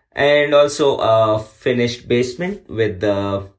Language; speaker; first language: English; non-native, local second language; Urdu